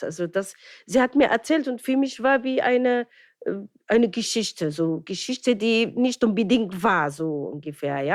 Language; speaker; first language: German; non-native, fluent; Arabic